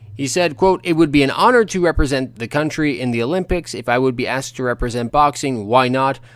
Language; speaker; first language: English; native; English